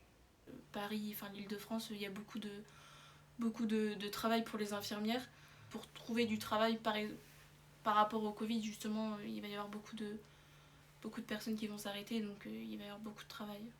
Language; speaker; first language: French; native; French